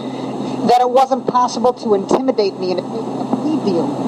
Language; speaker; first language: English; native; English